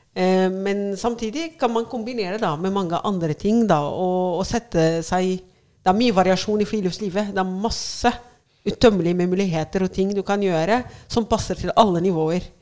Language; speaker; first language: Norwegian; non-native, fluent; Arabic